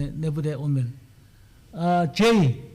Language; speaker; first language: Czech; non-native, learner; Korean